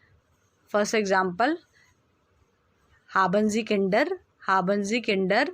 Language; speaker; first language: German; non-native, fluent; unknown